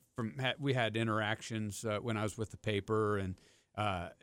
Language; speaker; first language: English; native; English